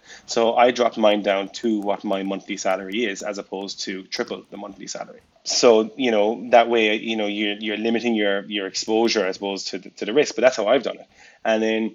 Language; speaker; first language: English; native; English